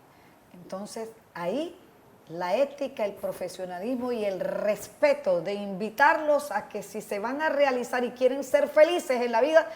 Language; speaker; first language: Spanish; native; Spanish